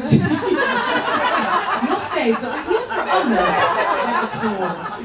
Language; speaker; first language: Dutch; native; Dutch